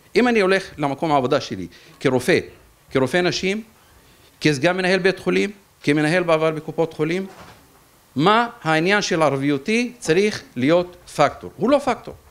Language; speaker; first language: Hebrew; native; Hebrew